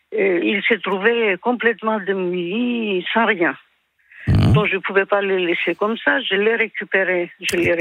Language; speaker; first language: French; early bilingual, other home language; Greek